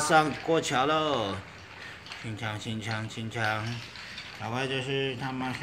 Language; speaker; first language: Chinese; native; Chinese